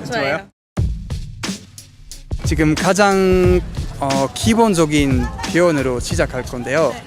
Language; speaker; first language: Korean; non-native, fluent; Luxembourgish